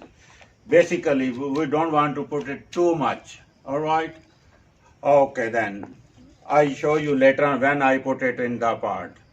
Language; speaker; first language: English; non-native, learner; Punjabi